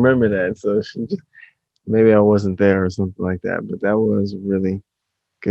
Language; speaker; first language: English; native; English